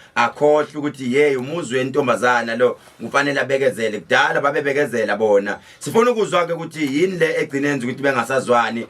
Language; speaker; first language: Zulu; native; Zulu